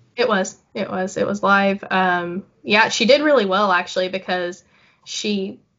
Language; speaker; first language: English; native; English